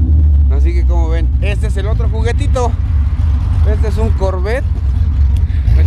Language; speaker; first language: Spanish; native; Spanish